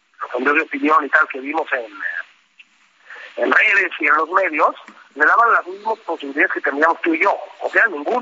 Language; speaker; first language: Spanish; native; Spanish